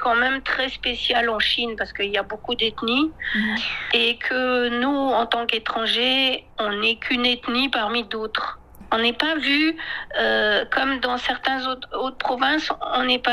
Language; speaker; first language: French; native; French